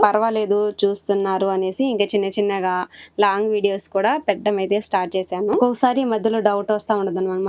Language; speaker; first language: Telugu; non-native, local second language; Lambadi